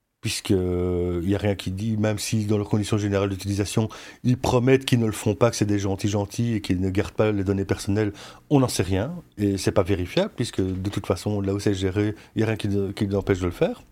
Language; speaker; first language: French; native; French